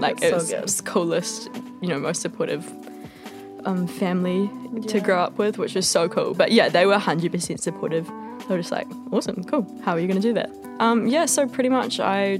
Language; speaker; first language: English; native; English